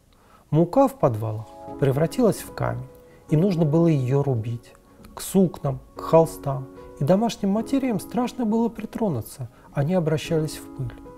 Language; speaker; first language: Russian; native; Russian